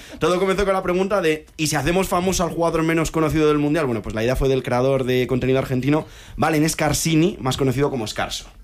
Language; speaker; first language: Spanish; native; Spanish